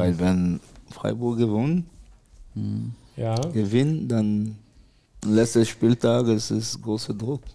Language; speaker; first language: German; non-native, fluent; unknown